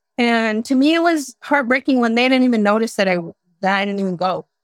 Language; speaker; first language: English; native; English